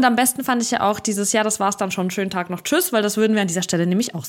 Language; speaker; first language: German; early bilingual, other home language; Russian